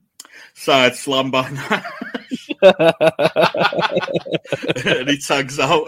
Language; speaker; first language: English; native; English